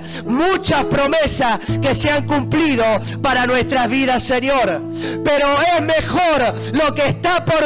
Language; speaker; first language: Spanish; native; Spanish